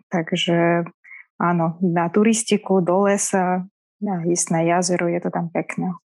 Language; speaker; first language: Slovak; non-native, fluent; Kazakh